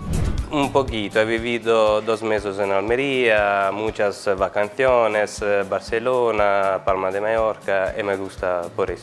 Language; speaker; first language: Spanish; non-native, learner; Italian